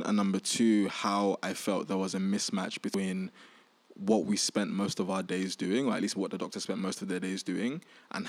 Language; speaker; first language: English; native; English